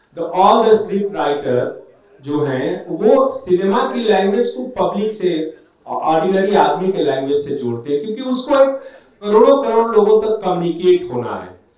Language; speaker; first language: Hindi; native; Hindi